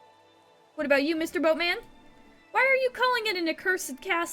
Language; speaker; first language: English; native; English